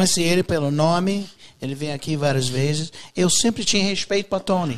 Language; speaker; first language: Portuguese; non-native, learner; English